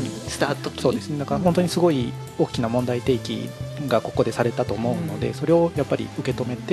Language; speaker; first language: Japanese; native; Japanese